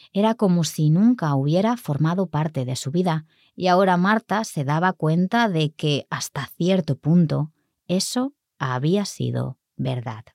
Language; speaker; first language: Spanish; native; Spanish